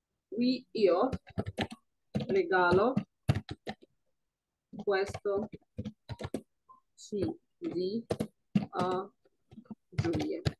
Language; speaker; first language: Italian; non-native, fluent; Arabic